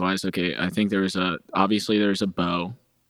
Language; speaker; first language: English; native; English